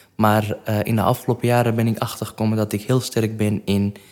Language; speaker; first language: Dutch; non-native, fluent; Arabic